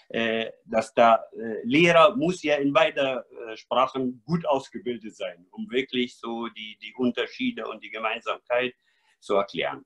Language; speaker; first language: German; non-native, fluent; Arabic